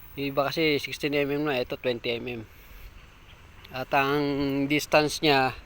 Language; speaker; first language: Filipino; native; Filipino